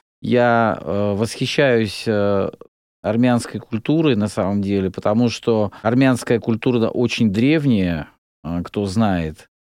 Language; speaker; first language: Russian; native; Russian